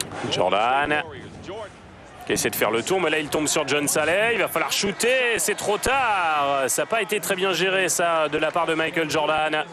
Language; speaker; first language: French; native; French